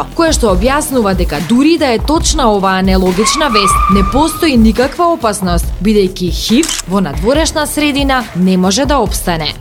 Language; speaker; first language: Macedonian; native; Macedonian